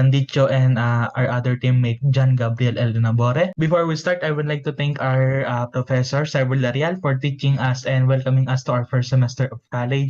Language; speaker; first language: English; non-native, local second language; Filipino